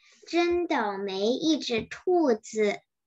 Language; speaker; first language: Chinese; early bilingual, heritage; Chinese